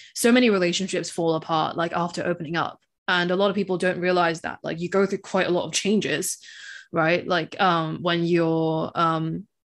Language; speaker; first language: English; non-native, local second language; Cantonese